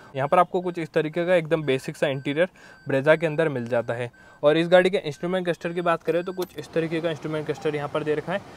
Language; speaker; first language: Hindi; native; Hindi